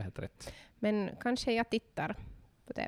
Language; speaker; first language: Swedish; non-native, learner; Finnish